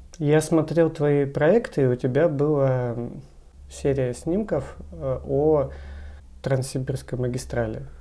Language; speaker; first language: Russian; native; Russian